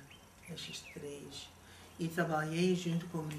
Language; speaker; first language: Portuguese; non-native, fluent; English